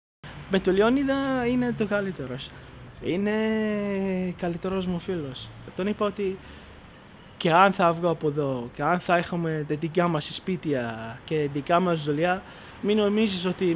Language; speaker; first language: Greek; non-native, learner; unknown